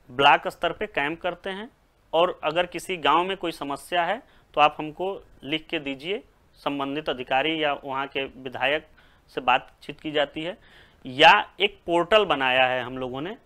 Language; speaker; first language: Hindi; native; Hindi